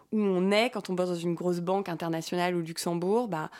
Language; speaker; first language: French; native; French